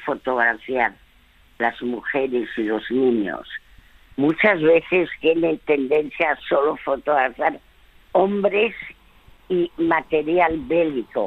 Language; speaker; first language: Spanish; early bilingual, other home language; French